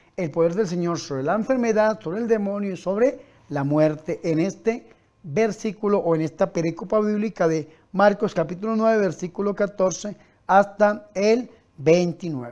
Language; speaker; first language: Spanish; native; Spanish